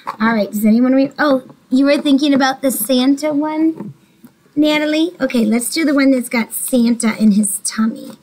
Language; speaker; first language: English; native; English